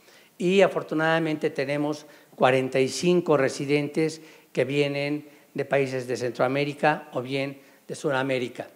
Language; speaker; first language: Spanish; native; Spanish